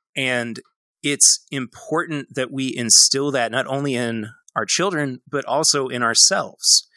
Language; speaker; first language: English; native; English